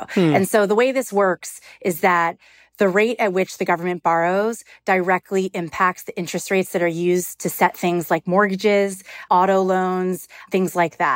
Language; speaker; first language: English; native; English